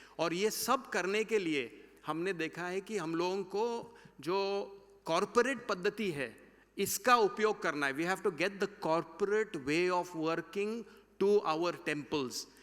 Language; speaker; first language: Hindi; non-native, local second language; Marathi